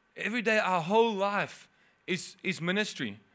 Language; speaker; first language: English; non-native, local second language; Afrikaans